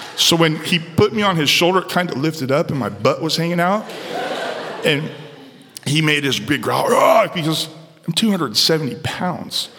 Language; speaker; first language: English; native; English